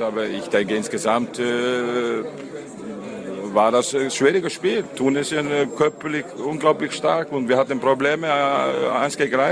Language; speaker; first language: German; non-native, fluent; Icelandic